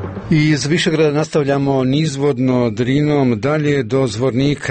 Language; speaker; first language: Croatian; native; Croatian